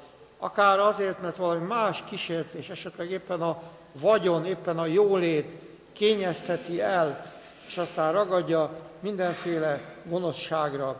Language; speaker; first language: Hungarian; native; Hungarian